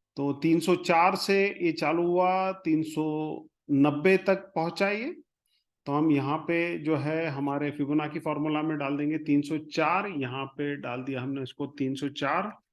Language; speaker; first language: Hindi; non-native, local second language; Marathi